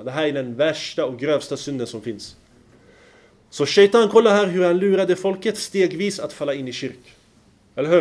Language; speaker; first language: Swedish; non-native, fluent; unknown